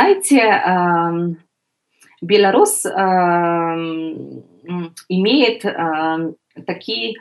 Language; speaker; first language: Russian; non-native, learner; Polish